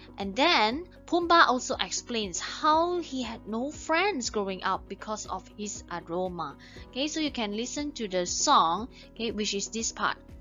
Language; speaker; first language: English; non-native, local second language; Chinese